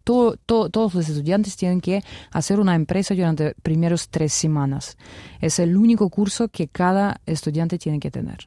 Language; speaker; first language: Spanish; non-native, fluent; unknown